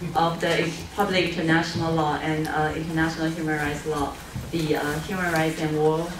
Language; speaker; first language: English; non-native, fluent; Chinese